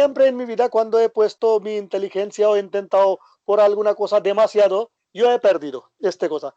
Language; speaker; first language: Spanish; non-native, learner; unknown